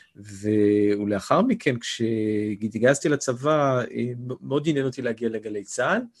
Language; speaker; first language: Hebrew; native; Hebrew